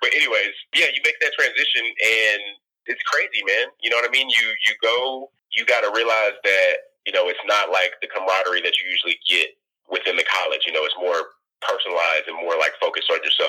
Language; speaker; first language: English; native; English